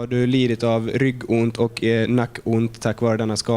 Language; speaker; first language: Swedish; native; Swedish